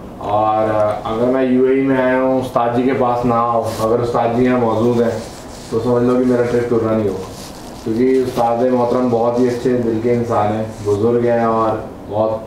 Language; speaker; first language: Hindi; native; Hindi